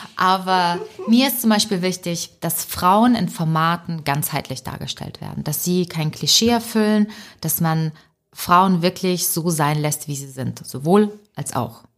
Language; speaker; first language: German; early bilingual, other home language; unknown